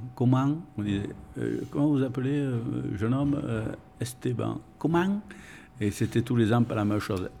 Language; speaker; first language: French; non-native, local second language; Spanish